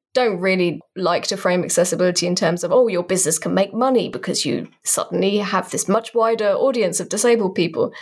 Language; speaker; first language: English; native; English